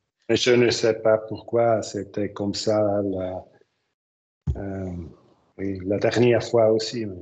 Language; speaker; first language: French; non-native, learner; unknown